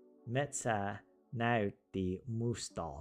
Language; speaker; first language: Finnish; non-native, learner; English